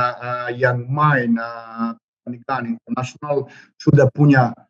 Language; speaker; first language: Indonesian; non-native, learner; Serbian